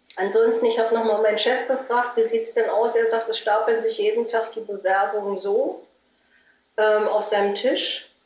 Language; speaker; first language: German; native; German